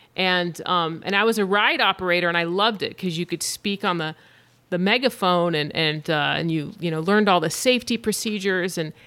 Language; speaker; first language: English; native; English